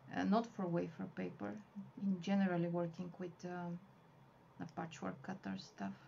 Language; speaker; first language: English; non-native, fluent; Bulgarian